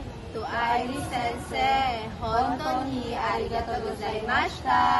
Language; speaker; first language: Japanese; non-native, learner; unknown